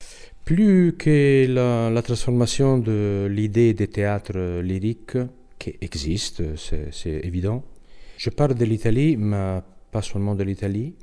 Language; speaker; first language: French; non-native, learner; Italian